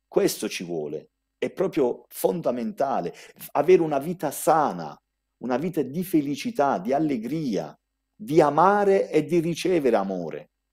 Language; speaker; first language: Italian; early bilingual, heritage; Italian